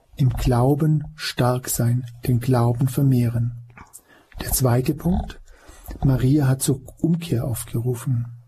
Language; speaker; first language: German; native; German